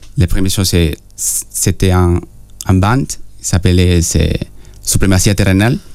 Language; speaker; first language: French; non-native, learner; Spanish